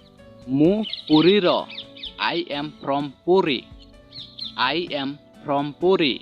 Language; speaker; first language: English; non-native, local second language; Odia